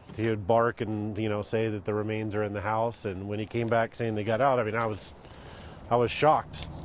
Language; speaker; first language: English; native; English